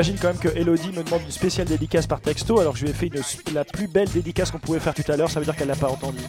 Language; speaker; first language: French; native; French